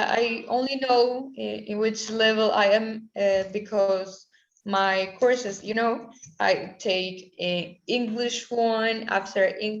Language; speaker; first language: English; non-native, learner; Spanish